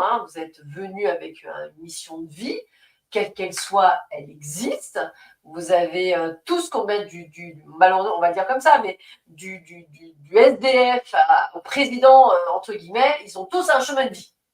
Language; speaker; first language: French; native; French